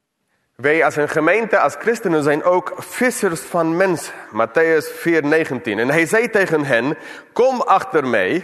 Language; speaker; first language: Dutch; non-native, fluent; English